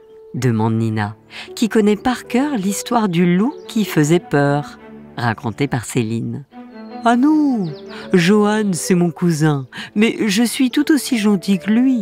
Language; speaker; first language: French; native; French